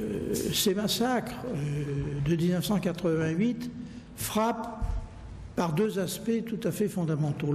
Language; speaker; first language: French; native; French